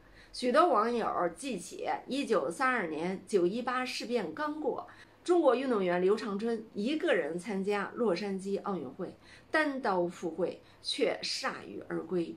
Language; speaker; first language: Chinese; native; Chinese